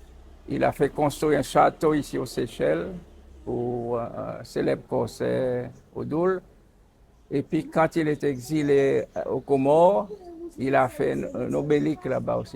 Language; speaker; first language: French; non-native, local second language; Seselwa Creole French